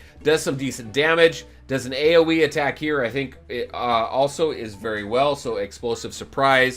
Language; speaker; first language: English; native; English